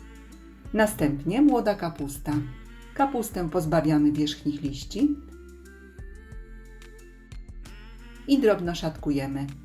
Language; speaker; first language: Polish; native; Polish